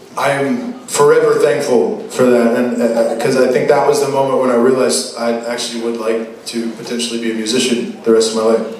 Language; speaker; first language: English; native; English